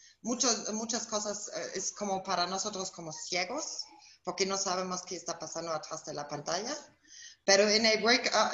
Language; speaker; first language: Spanish; non-native, fluent; German